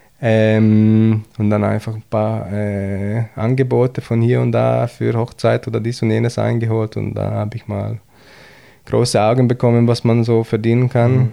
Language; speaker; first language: German; early bilingual, other home language; Hungarian